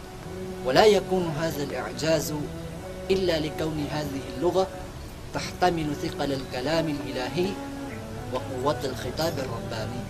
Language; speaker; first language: Arabic; non-native, learner; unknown